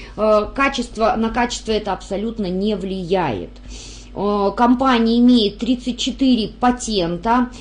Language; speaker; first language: Russian; native; Russian